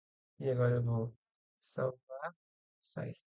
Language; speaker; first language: Portuguese; native; Portuguese